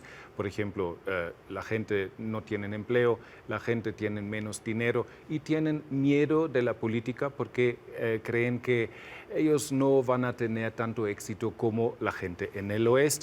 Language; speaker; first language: Spanish; non-native, fluent; German